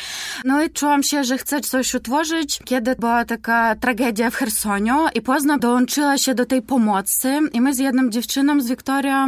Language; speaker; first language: Polish; non-native, learner; Ukrainian